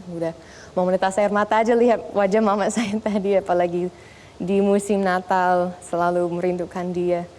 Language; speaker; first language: Indonesian; non-native, fluent; English